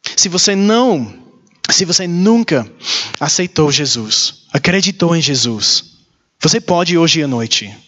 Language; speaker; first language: Portuguese; non-native, learner; English